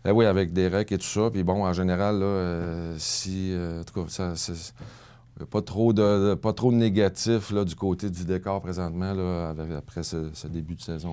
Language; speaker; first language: French; native; French